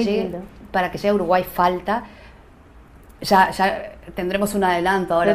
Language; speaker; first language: Spanish; native; Spanish